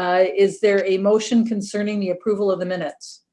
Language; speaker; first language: English; native; English